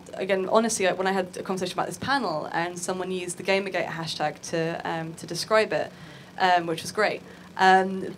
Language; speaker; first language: English; native; English